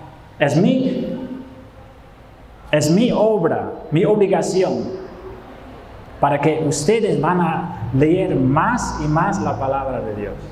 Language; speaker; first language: Spanish; non-native, fluent; Dutch